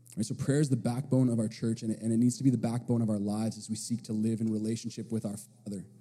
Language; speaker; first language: English; native; English